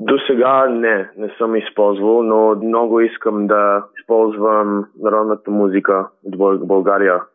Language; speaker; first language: Bulgarian; early bilingual, heritage; Bulgarian